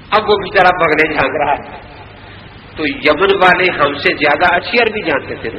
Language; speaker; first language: Urdu; non-native, local second language; Punjabi